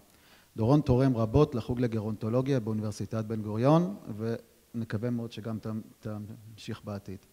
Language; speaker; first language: Hebrew; native; Hebrew